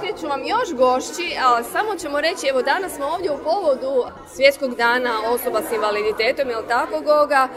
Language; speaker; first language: Croatian; native; Croatian